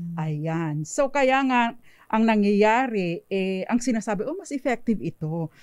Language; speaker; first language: Filipino; native; Filipino